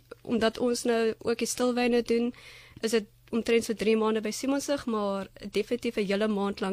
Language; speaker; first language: Afrikaans; non-native, fluent; German